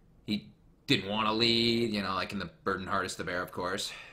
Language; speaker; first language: English; native; English